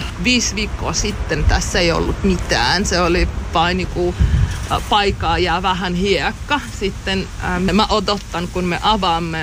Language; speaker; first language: Finnish; non-native, learner; Russian